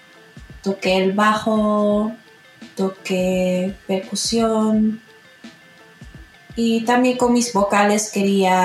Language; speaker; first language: Spanish; early bilingual, heritage; Spanish